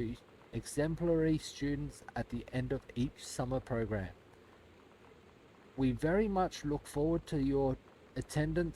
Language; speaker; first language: English; native; English